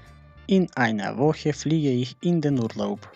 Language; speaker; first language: German; non-native, fluent; Macedonian